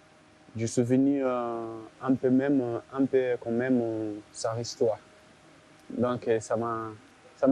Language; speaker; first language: French; non-native, learner; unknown